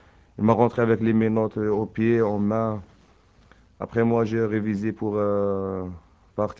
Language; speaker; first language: French; non-native, learner; Arabic